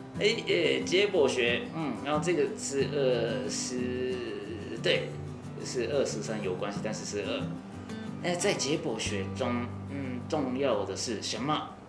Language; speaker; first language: Chinese; non-native, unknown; Japanese